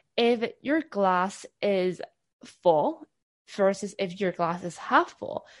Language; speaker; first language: English; non-native, local second language; Cantonese